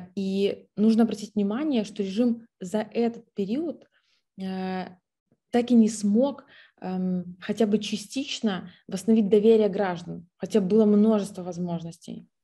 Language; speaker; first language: Russian; native; Russian